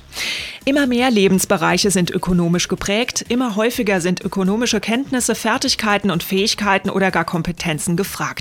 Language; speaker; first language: German; native; German